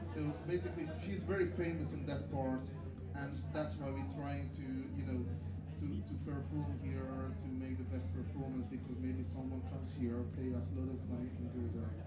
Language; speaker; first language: English; non-native, fluent; Hungarian